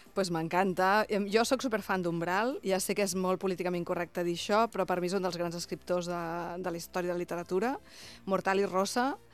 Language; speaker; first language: Catalan; native; Catalan